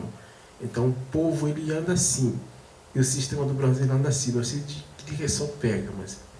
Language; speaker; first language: Portuguese; non-native, fluent; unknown